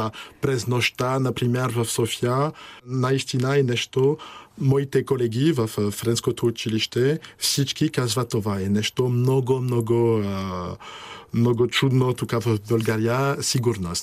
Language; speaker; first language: Bulgarian; non-native, learner; French